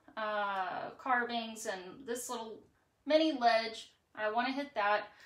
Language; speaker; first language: English; native; English